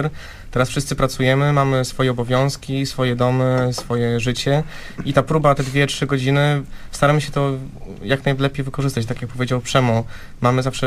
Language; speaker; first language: Polish; native; Polish